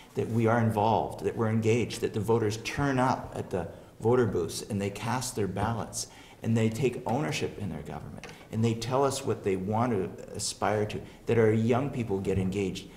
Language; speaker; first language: English; native; English